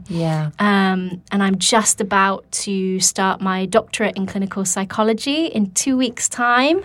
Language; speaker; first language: English; native; English